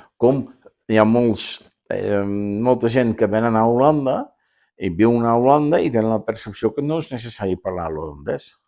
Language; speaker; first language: Catalan; non-native, fluent; Dutch